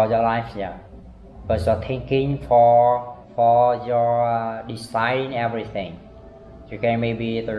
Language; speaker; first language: English; non-native, learner; Vietnamese